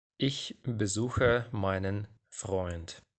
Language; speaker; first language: German; non-native, fluent; Ukrainian